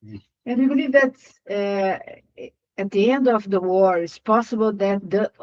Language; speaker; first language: English; non-native, fluent; Portuguese